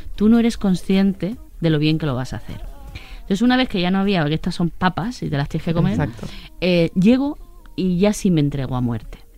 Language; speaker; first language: Spanish; native; Spanish